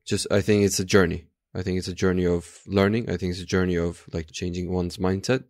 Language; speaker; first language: English; non-native, fluent; Turkish